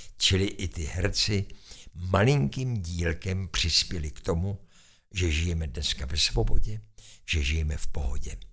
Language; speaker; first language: Czech; native; Czech